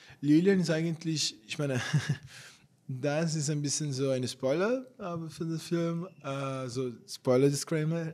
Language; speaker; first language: German; non-native, fluent; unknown